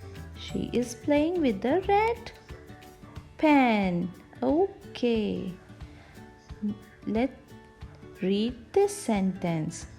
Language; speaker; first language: English; non-native, local second language; Hindi